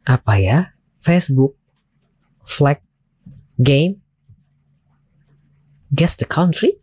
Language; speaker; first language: English; non-native, learner; Indonesian